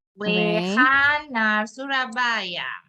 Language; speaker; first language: Dutch; non-native, learner; Indonesian